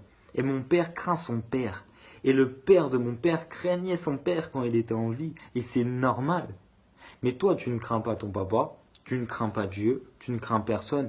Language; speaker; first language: French; native; French